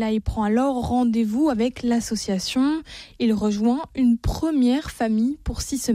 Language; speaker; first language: French; native; French